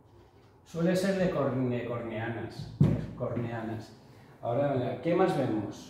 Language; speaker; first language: Spanish; native; Spanish